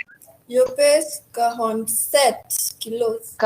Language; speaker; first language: French; non-native, learner; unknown